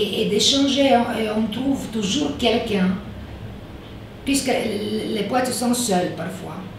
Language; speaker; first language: French; non-native, fluent; Bulgarian